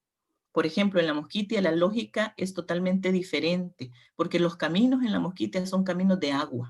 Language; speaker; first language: Spanish; native; Spanish